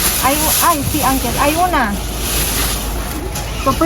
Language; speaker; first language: Spanish; non-native, learner; Filipino